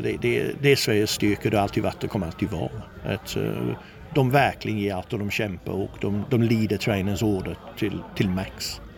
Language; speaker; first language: Swedish; non-native, fluent; English